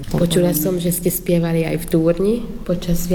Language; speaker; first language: Slovak; native; Slovak